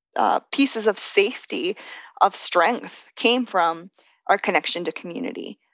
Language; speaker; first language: English; native; English